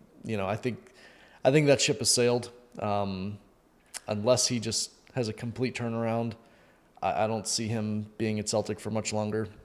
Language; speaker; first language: English; native; English